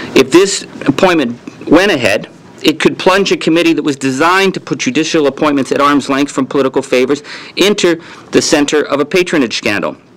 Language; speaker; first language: English; native; English